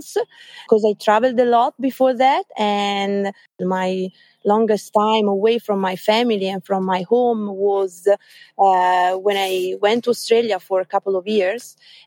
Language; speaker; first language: English; non-native, fluent; Italian